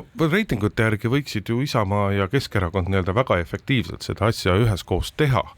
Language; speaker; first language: Estonian; native; Estonian